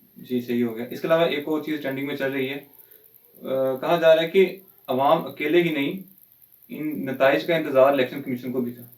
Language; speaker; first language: Urdu; native; Urdu